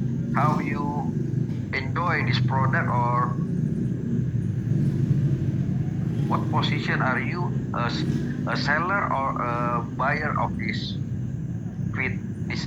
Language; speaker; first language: English; non-native, learner; Indonesian